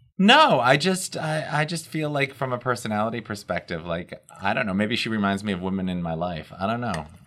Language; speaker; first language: English; native; English